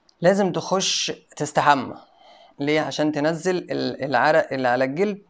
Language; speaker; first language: Arabic; native; Arabic